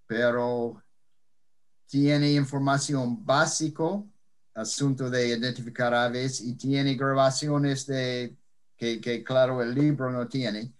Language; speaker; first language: Spanish; non-native, fluent; English